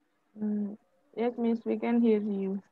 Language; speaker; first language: English; non-native, fluent; Indonesian